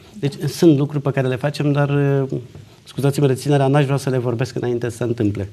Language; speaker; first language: Romanian; native; Romanian